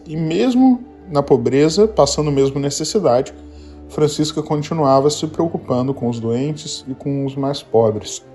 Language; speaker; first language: Portuguese; native; Portuguese